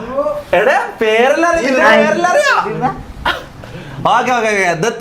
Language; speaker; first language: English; non-native, local second language; Malayalam